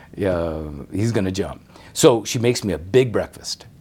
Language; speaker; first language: English; native; English